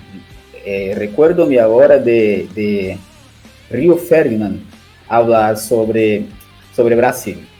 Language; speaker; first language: Spanish; non-native, learner; Portuguese